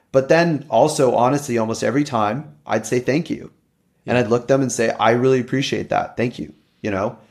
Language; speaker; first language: English; native; English